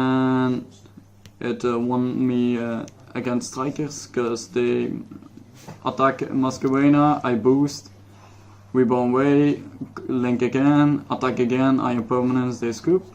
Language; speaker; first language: English; non-native, fluent; Dutch